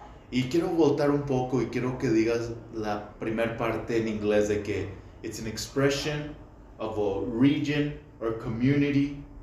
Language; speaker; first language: Portuguese; non-native, learner; Spanish